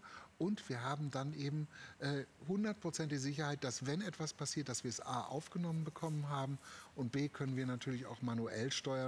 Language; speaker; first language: German; native; German